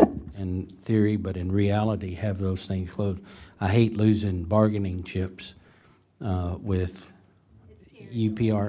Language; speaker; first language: English; native; English